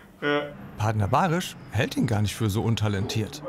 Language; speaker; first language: German; native; German